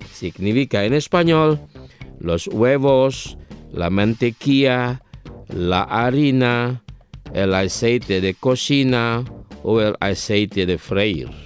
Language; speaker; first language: Spanish; non-native, fluent; Indonesian